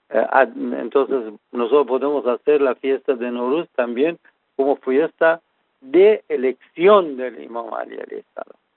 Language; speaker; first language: Spanish; non-native, fluent; Persian